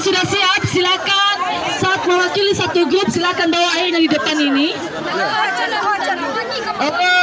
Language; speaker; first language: Indonesian; non-native, local second language; Nias